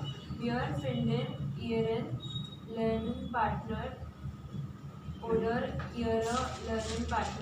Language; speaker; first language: German; non-native, learner; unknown